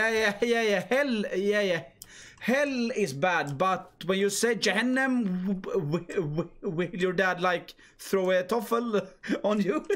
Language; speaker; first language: English; non-native, fluent; Swedish